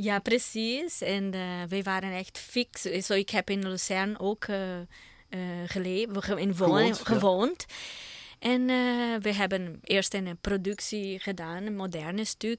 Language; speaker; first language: Dutch; non-native, learner; Portuguese